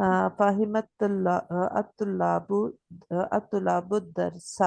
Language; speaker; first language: Arabic; non-native, learner; Urdu